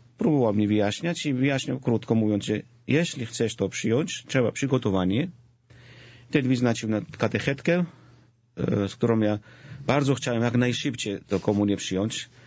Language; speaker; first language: Polish; non-native, fluent; Georgian